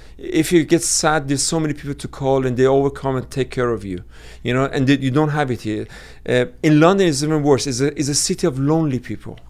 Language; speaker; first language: English; non-native, fluent; Persian